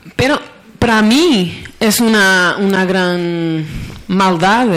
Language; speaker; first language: Spanish; non-native, learner; Portuguese